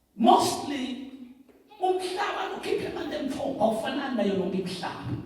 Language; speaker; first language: Zulu; non-native, local second language; Swati